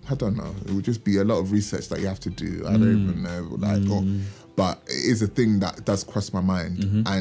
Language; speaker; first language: English; native; English